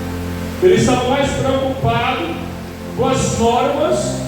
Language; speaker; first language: Portuguese; native; Portuguese